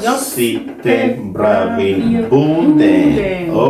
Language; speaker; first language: Swedish; non-native, learner; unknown